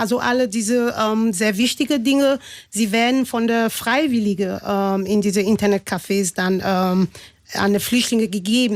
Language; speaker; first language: German; non-native, fluent; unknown